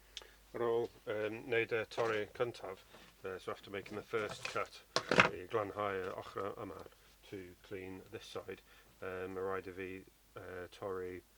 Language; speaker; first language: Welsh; non-native, learner; English